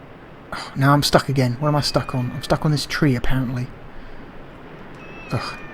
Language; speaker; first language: English; native; English